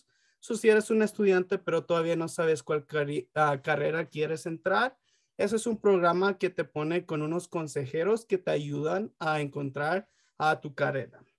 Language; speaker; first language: Spanish; early bilingual, heritage; Spanish